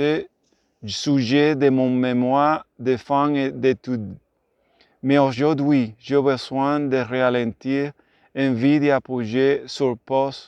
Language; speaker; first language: French; non-native, learner; Spanish